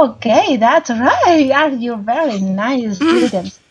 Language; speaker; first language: English; non-native, learner; Spanish